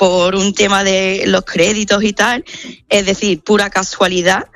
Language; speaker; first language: Spanish; non-native, fluent; English